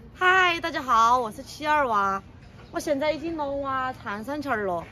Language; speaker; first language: Chinese; native; Chinese